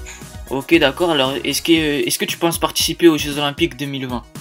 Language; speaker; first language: French; native; French